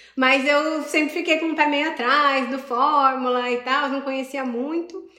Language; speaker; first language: Portuguese; native; Portuguese